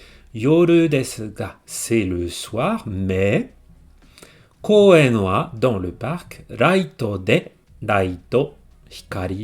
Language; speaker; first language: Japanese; non-native, fluent; French